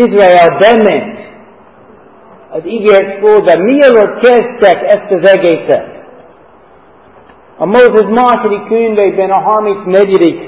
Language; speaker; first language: Hungarian; non-native, fluent; English